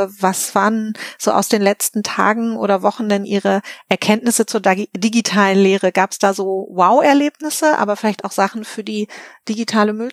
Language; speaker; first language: German; native; German